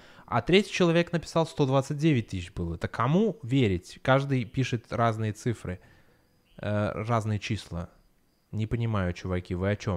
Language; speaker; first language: Russian; native; Russian